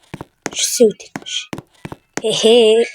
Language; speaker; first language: French; native; French